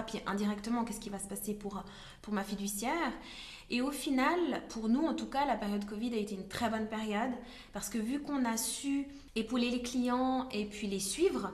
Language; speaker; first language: French; native; French